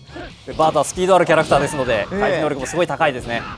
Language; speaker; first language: Japanese; native; Japanese